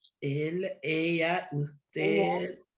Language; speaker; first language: Spanish; non-native, learner; English